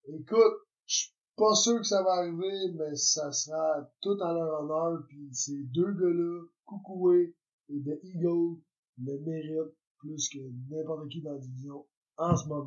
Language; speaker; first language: French; native; French